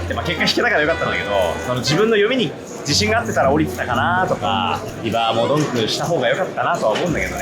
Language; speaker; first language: Japanese; native; Japanese